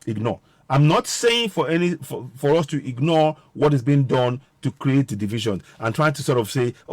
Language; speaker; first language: English; non-native, local second language; Yoruba